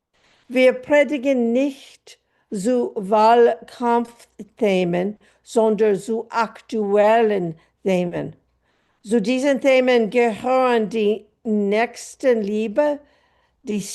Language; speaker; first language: German; non-native, fluent; English